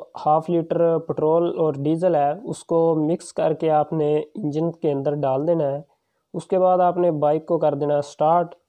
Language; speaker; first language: Urdu; non-native, local second language; Punjabi